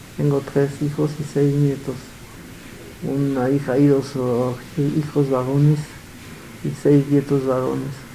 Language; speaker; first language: Spanish; early bilingual, other home language; Yiddish